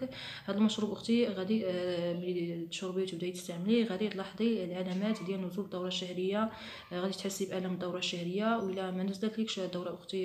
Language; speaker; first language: Arabic; native; Arabic